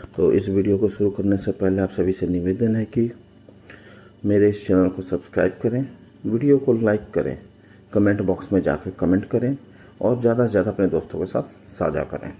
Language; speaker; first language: Hindi; native; Hindi